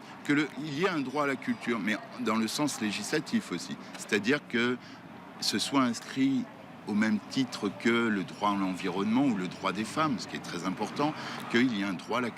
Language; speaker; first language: French; native; French